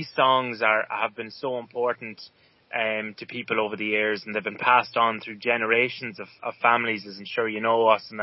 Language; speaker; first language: English; native; English